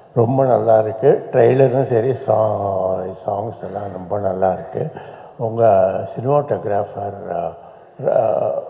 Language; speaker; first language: Tamil; native; Tamil